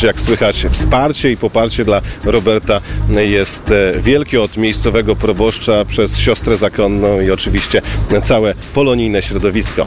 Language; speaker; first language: Polish; native; Polish